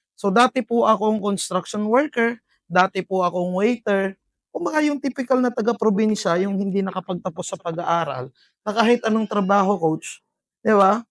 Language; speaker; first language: Filipino; non-native, local second language; Iloko